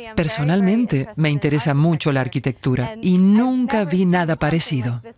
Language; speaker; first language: Spanish; non-native, fluent; English